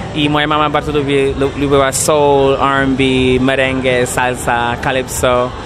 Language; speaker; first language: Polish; non-native, fluent; English